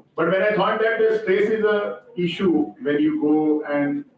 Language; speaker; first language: English; non-native, local second language; Marathi